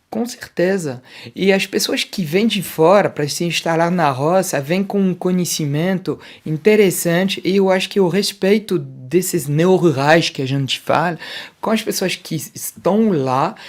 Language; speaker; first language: Portuguese; non-native, fluent; French